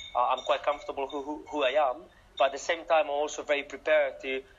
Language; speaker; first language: English; non-native, fluent; Catalan